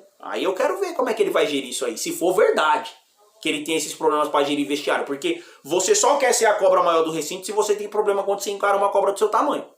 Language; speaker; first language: Portuguese; native; Portuguese